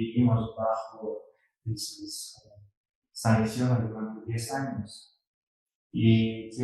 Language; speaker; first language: Spanish; non-native, fluent; Russian